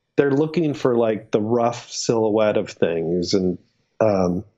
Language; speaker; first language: English; native; English